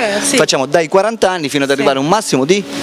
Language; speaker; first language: Italian; native; Italian